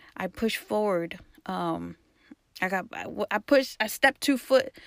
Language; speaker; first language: English; early bilingual, other home language; Haitian Creole